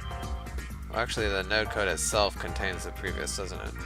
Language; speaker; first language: English; native; English